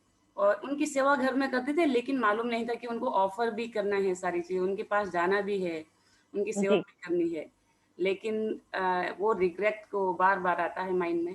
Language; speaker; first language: Hindi; native; Hindi